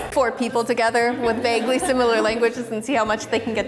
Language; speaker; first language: English; native; English